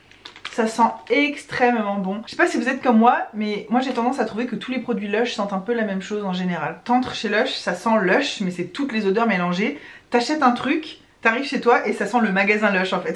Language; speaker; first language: French; native; French